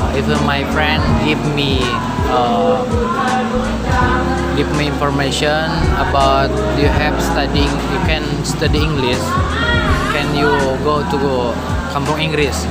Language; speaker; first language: English; non-native, learner; Indonesian